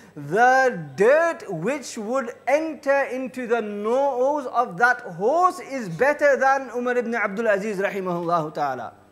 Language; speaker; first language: English; early bilingual, other home language; Urdu